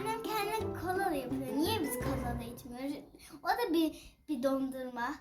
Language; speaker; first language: Turkish; native; Turkish